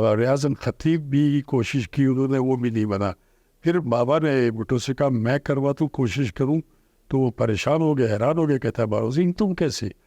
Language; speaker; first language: Urdu; non-native, local second language; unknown